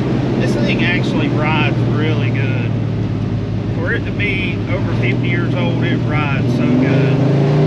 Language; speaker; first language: English; native; English